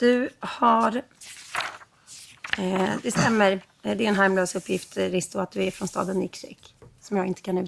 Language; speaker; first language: Swedish; native; Swedish